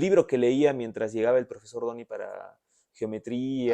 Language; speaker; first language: Spanish; native; Spanish